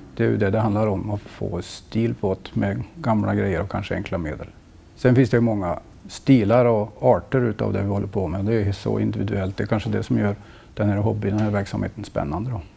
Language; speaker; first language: Swedish; native; Swedish